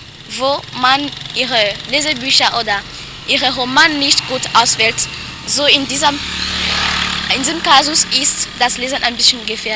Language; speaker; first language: German; non-native, learner; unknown